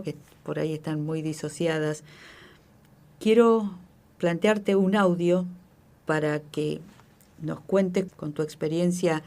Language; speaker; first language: Spanish; native; Spanish